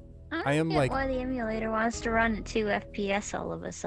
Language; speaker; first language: English; native; English